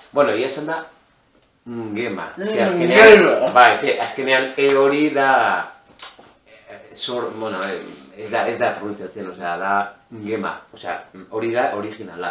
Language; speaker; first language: Basque; non-native, local second language; Spanish